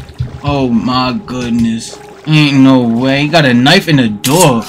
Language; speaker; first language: English; native; English